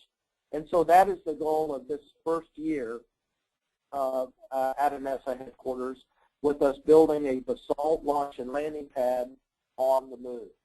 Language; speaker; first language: English; native; English